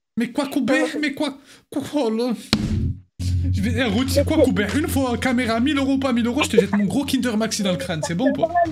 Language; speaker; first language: French; native; French